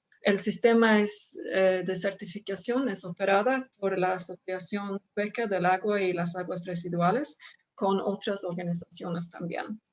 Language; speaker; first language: Spanish; non-native, fluent; Swedish